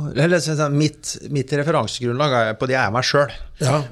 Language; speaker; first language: Norwegian; native; Norwegian